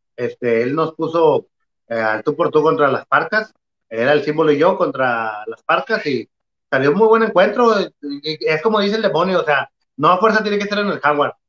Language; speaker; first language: Spanish; native; Spanish